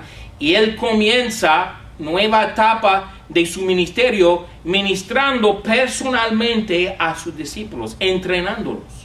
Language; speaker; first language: Spanish; non-native, fluent; English